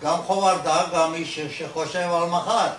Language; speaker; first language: Hebrew; non-native, fluent; Ladino